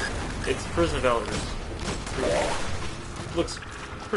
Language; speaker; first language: English; native; English